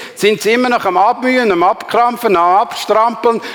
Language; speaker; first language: German; native; German